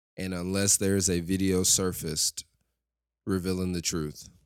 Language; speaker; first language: English; native; English